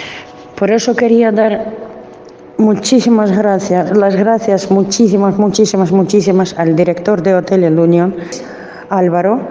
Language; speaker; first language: Spanish; non-native, fluent; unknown